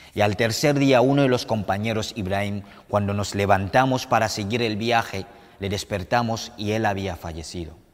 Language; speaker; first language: Spanish; non-native, fluent; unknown